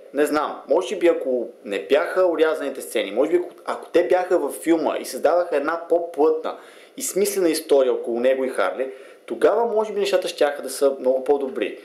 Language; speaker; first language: Bulgarian; native; Bulgarian